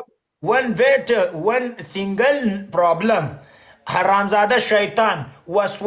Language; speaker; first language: English; non-native, learner; Pashto